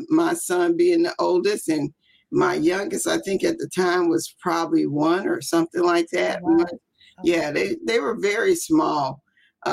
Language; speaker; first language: English; native; English